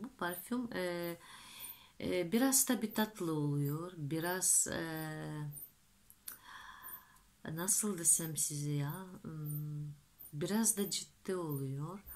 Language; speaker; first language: Turkish; non-native, fluent; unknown